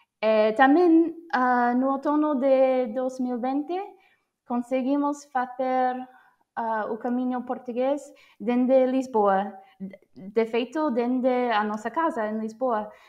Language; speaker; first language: Portuguese; non-native, fluent; English